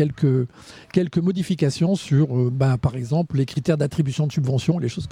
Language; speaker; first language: French; native; French